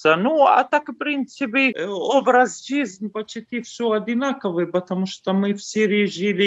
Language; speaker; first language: Ukrainian; non-native, learner; Arabic